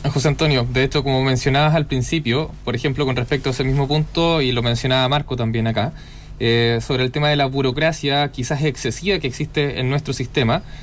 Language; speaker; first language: Spanish; native; Spanish